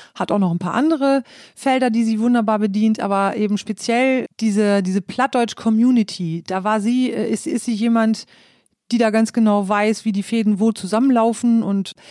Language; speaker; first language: German; native; German